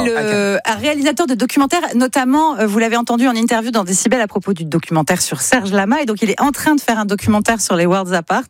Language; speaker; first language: French; native; French